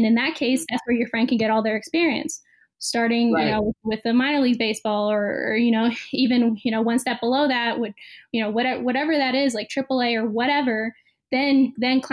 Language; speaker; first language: English; native; English